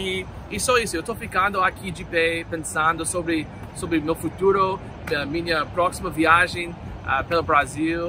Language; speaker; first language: Portuguese; non-native, fluent; English